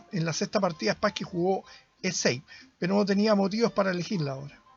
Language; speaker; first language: Spanish; native; Spanish